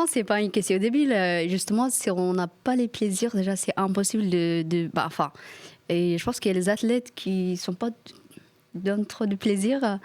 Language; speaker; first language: French; non-native, fluent; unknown